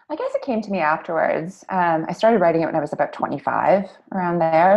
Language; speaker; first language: English; native; English